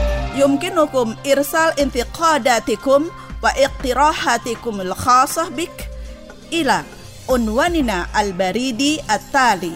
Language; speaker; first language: Arabic; non-native, local second language; Indonesian